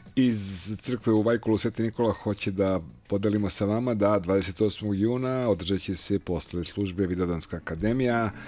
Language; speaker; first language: Serbian; native; Serbian